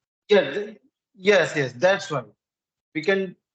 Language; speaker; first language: English; non-native, learner; Hindi